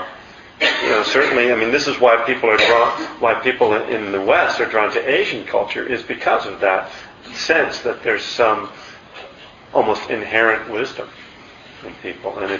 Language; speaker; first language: English; native; English